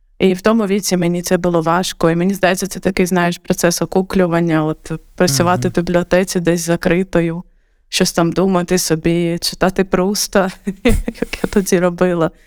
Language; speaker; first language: Ukrainian; non-native, local second language; Russian